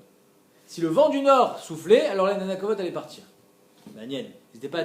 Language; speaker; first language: French; native; French